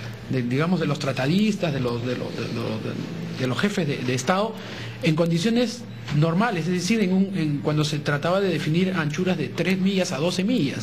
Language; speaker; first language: Spanish; native; Spanish